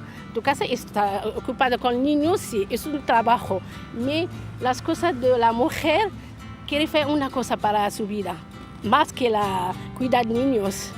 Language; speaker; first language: Spanish; non-native, learner; Arabic